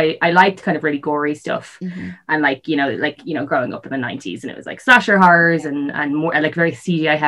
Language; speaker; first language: English; native; English